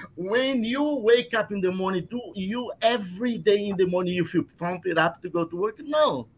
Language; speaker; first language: English; non-native, fluent; Portuguese